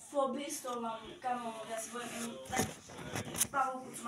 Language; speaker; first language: Czech; native; Czech